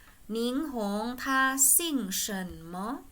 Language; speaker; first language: Chinese; non-native, fluent; Indonesian